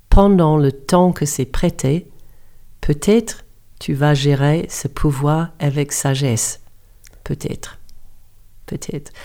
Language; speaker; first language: French; non-native, fluent; English